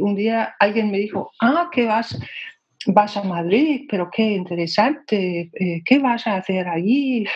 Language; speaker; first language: Spanish; non-native, fluent; Danish